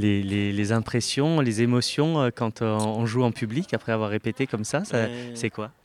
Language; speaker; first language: French; native; French